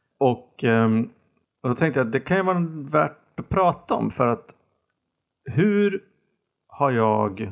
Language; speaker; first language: Swedish; native; Swedish